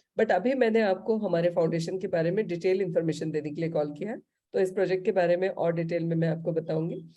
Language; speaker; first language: Hindi; native; Hindi